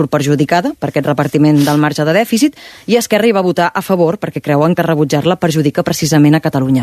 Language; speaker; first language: Catalan; native; Catalan